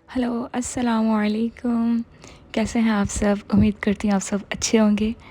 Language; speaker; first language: Urdu; native; Urdu